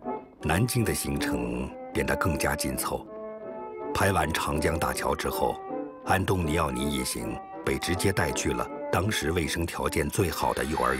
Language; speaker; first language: Chinese; native; Chinese